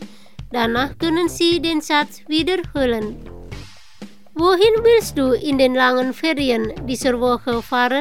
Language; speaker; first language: German; non-native, learner; Indonesian